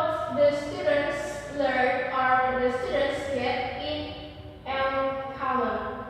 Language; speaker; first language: English; non-native, learner; Indonesian